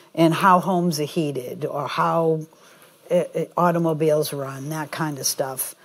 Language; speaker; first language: English; native; English